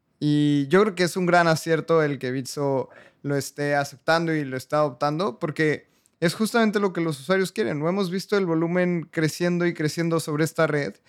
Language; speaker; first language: Spanish; native; Spanish